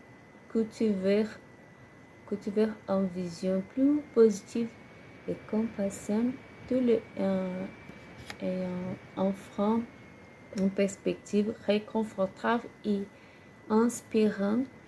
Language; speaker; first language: French; non-native, learner; Portuguese